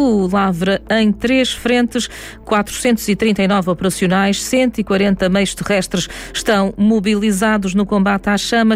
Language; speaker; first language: Portuguese; native; Portuguese